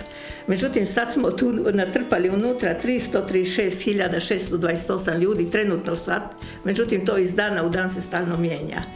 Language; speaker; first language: Croatian; native; Croatian